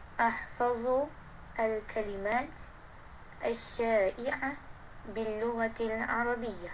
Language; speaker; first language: Arabic; non-native, learner; Malay